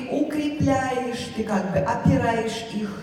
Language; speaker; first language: Russian; native; Russian